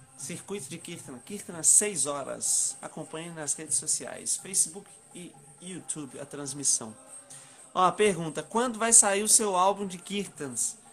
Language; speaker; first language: Portuguese; native; Portuguese